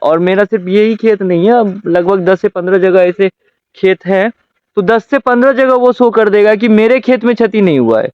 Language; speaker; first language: Hindi; native; Hindi